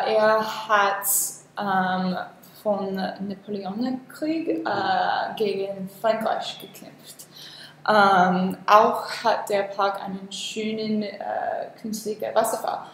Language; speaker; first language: German; non-native, learner; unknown